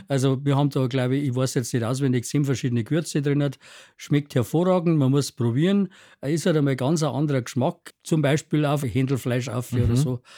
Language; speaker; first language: German; native; German